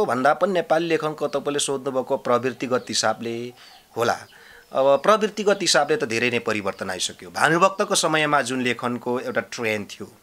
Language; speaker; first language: Nepali; non-native, local second language; Limbu